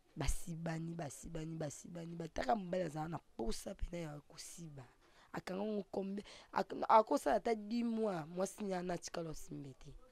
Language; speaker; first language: Lingala; non-native, local second language; Swahili